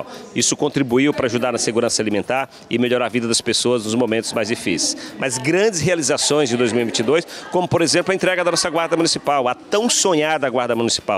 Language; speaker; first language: Portuguese; native; Portuguese